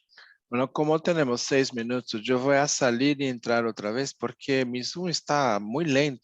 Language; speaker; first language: Spanish; non-native, fluent; Portuguese